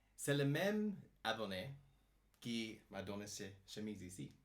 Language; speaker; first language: French; non-native, learner; English